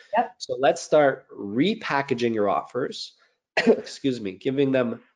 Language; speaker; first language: English; native; English